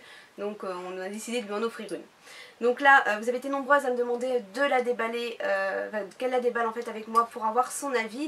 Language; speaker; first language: French; native; French